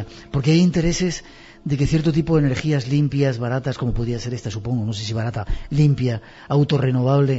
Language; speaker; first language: Spanish; native; Spanish